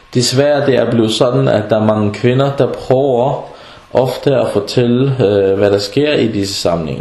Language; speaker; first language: Danish; non-native, fluent; Arabic